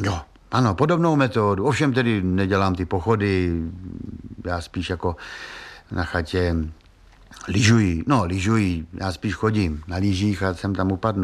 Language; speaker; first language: Czech; native; Czech